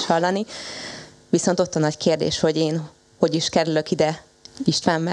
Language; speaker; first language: Hungarian; native; Hungarian